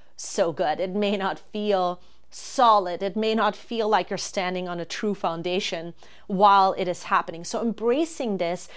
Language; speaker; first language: English; non-native, fluent; German